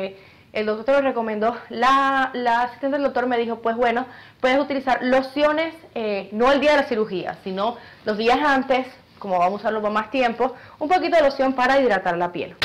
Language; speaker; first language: Spanish; native; Spanish